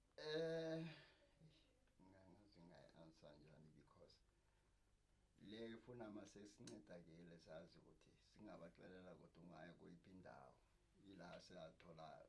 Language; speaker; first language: Zulu; native; Zulu